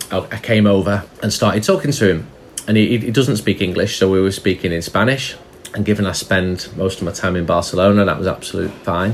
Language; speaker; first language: English; native; English